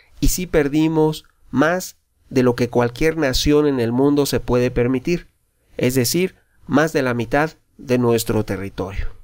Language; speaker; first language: Spanish; native; Spanish